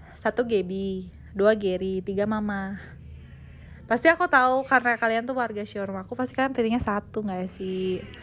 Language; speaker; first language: Indonesian; native; Indonesian